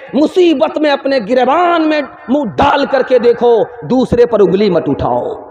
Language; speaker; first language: Urdu; non-native, local second language; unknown